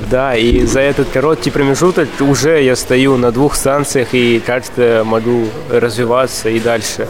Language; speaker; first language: Russian; early bilingual, other home language; Uzbek